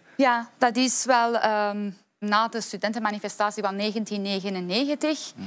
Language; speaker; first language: Dutch; non-native, fluent; Persian